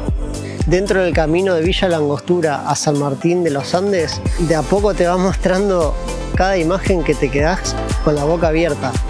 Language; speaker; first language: Spanish; native; Spanish